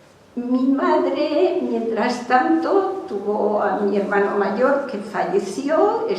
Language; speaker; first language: Spanish; early bilingual, other home language; Hungarian